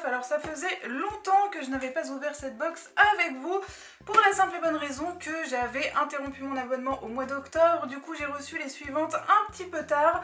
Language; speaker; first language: French; native; French